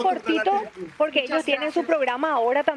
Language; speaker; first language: Spanish; native; Spanish